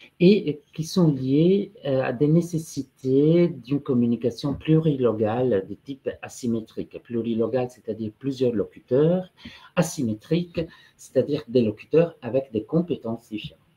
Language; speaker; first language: French; non-native, fluent; Italian